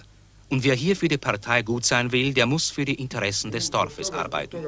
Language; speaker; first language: German; native; German